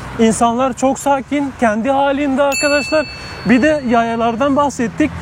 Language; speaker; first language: Turkish; native; Turkish